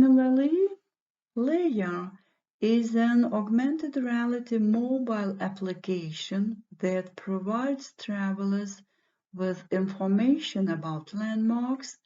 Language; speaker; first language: English; non-native, fluent; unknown